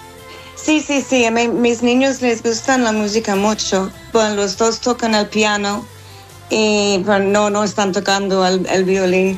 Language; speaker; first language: Spanish; non-native, fluent; English